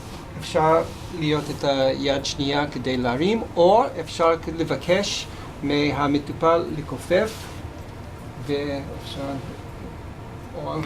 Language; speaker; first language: Hebrew; non-native, fluent; English